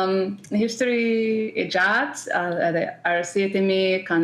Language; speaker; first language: Albanian; non-native, learner; English